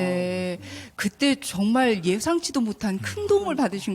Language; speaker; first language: Korean; native; Korean